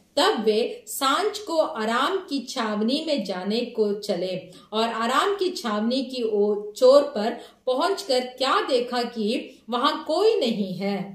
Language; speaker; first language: Hindi; non-native, local second language; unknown